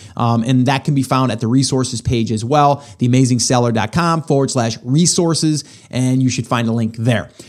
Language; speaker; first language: English; native; English